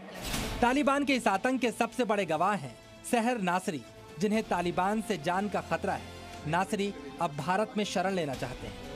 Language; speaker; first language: Hindi; native; Hindi